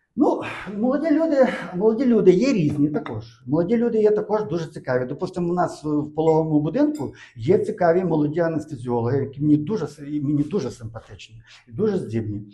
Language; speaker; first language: Ukrainian; native; Ukrainian